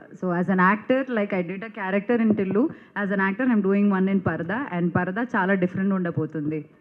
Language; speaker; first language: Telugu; non-native, fluent; Malayalam